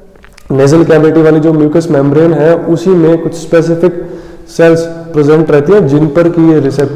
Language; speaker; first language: Hindi; native; Hindi